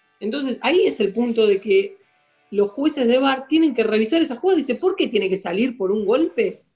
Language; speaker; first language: Spanish; native; Spanish